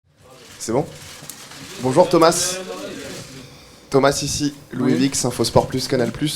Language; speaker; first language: French; native; French